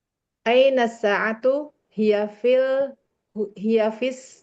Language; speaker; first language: Arabic; non-native, learner; Indonesian